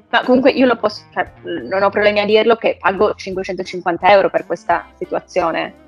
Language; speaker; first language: Italian; native; Italian